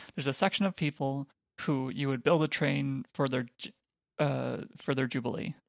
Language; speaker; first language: English; native; English